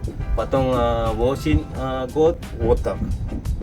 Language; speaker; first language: Russian; non-native, learner; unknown